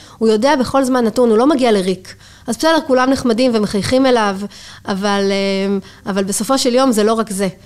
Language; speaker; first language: Hebrew; native; Hebrew